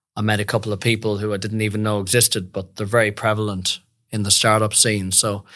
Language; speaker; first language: English; native; English